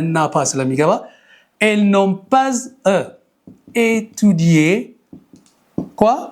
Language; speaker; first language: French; non-native, fluent; Amharic